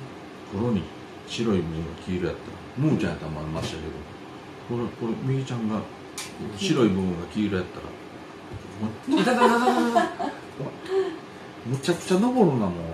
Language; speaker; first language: Japanese; native; Japanese